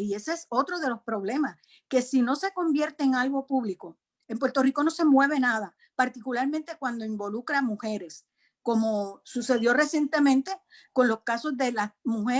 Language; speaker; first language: Spanish; native; Spanish